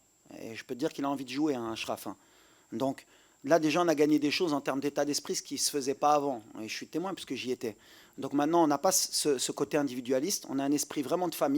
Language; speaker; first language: French; native; French